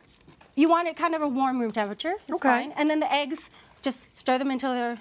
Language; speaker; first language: English; native; English